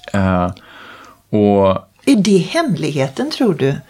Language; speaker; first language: Swedish; native; Swedish